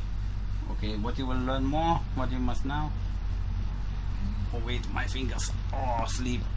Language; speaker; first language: English; non-native, learner; German